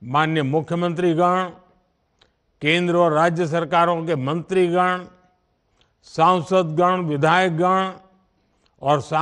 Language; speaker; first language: Hindi; non-native, local second language; Gujarati